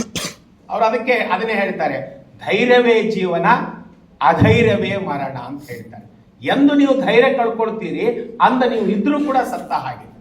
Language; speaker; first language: Kannada; native; Kannada